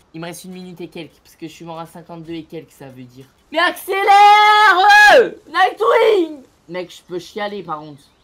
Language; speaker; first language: French; native; French